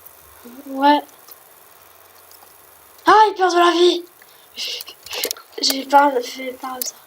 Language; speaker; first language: French; native; French